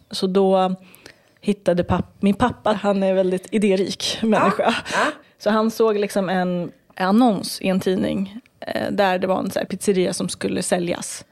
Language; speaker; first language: Swedish; early bilingual, other home language; Kurdish